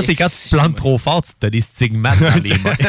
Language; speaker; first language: French; native; French